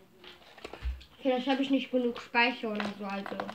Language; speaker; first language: German; native; German